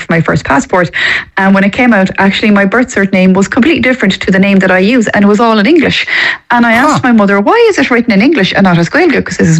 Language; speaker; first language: English; native; English